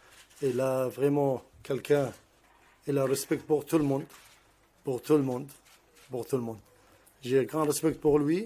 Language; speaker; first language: French; non-native, learner; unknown